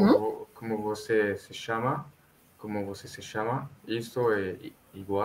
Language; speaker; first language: Portuguese; non-native, learner; French